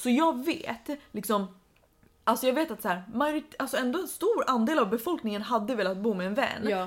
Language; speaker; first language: Swedish; native; Swedish